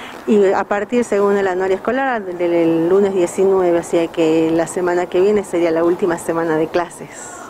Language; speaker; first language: Spanish; native; Spanish